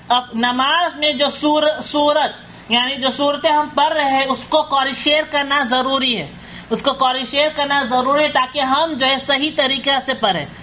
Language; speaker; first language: Urdu; non-native, fluent; Caribbean Hindustani